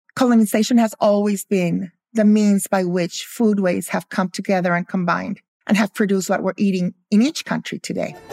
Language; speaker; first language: English; early bilingual, other home language; Spanish